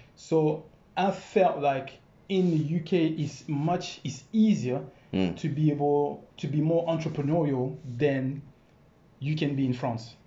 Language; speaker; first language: English; non-native, fluent; French